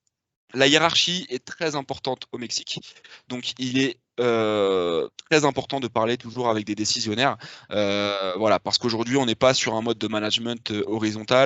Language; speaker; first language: French; native; French